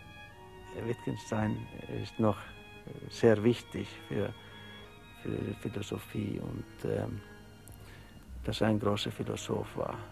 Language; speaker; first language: German; non-native, learner; Norwegian